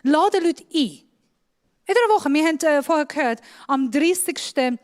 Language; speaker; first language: German; non-native, fluent; Persian